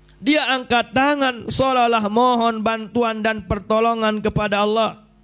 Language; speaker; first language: Malay; non-native, local second language; Sasak